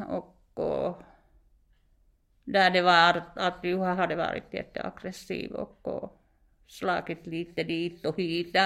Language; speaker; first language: Swedish; non-native, fluent; Finnish